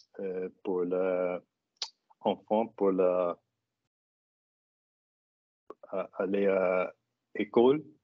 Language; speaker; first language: French; non-native, learner; English